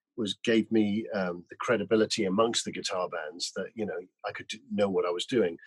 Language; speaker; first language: English; native; English